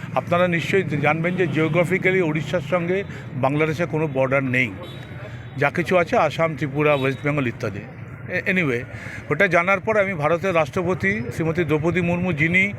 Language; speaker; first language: Bangla; native; Bangla